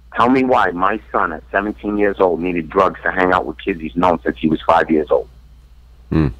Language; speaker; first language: English; native; English